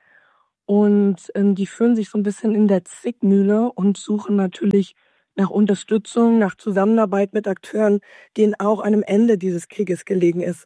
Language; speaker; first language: German; native; German